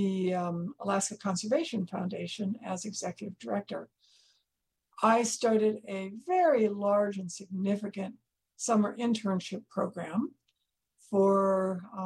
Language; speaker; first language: English; native; English